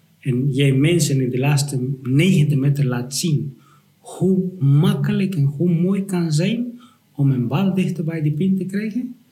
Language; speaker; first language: Dutch; non-native, fluent; Spanish